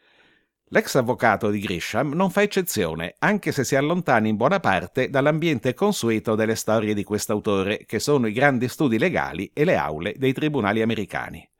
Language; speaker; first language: Italian; native; Italian